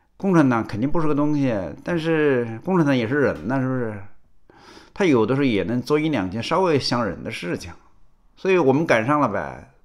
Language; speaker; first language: Chinese; native; Chinese